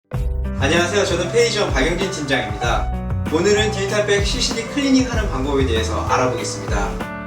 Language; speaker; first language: Korean; native; Korean